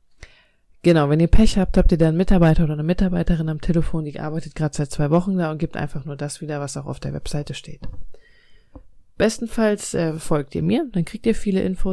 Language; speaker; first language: German; native; German